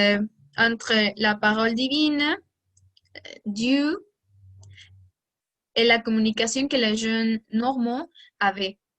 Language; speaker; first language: French; non-native, learner; Spanish